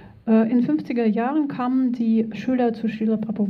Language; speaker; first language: German; non-native, fluent; Russian